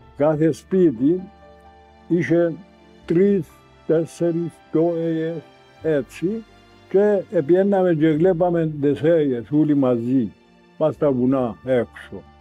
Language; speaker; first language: Greek; native; Greek